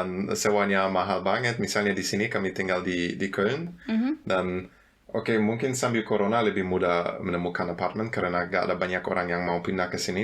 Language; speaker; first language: Indonesian; non-native, fluent; German